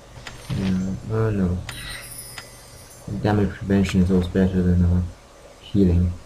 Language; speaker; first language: English; native; English